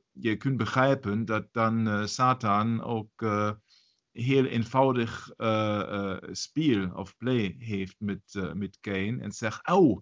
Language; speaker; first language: Dutch; non-native, learner; German